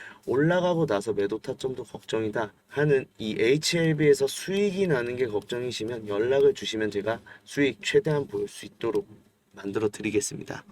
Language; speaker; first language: Korean; native; Korean